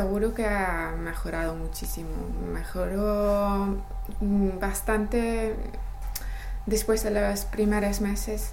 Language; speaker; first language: Spanish; non-native, fluent; English